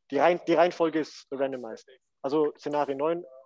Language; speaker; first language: German; native; German